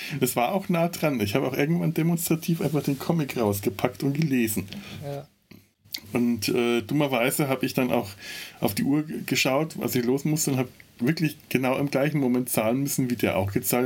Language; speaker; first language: German; native; German